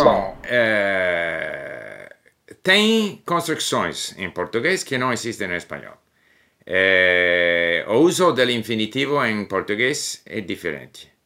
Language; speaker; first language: Portuguese; non-native, learner; English